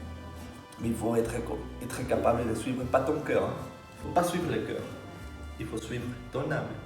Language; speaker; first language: French; non-native, fluent; Spanish